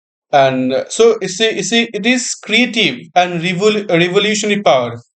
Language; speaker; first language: English; non-native, local second language; Bangla